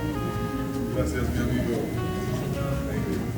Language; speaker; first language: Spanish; non-native, learner; English